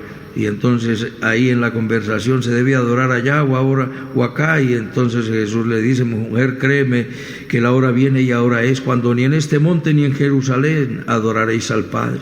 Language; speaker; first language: Spanish; native; Spanish